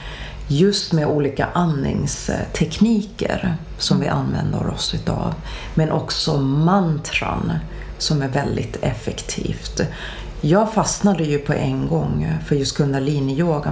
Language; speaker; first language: Swedish; early bilingual, other home language; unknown